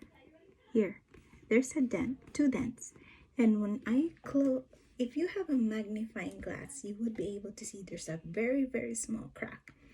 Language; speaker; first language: English; non-native, fluent; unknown